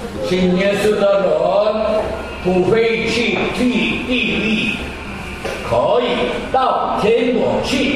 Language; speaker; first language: Chinese; non-native, learner; Korean